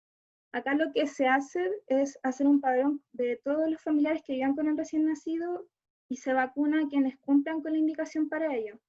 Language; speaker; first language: Spanish; native; Spanish